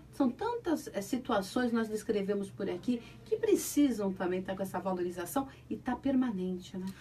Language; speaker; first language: Portuguese; native; Portuguese